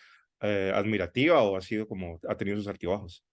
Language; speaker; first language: Spanish; native; Spanish